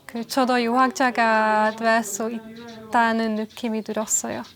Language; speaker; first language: Korean; non-native, fluent; Hungarian